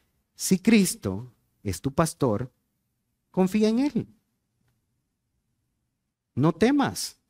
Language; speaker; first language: Spanish; native; Spanish